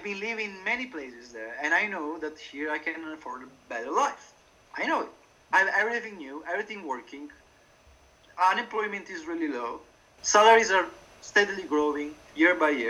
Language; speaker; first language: English; non-native, fluent; Italian